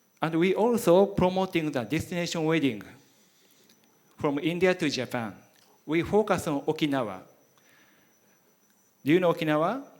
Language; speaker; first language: English; non-native, learner; Japanese